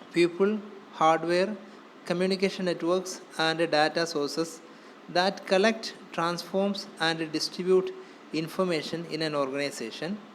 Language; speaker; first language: English; non-native, local second language; Malayalam